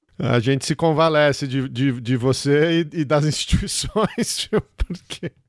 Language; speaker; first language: Portuguese; native; Portuguese